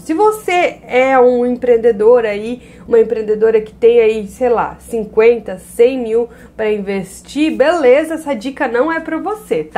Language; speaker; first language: Portuguese; native; Portuguese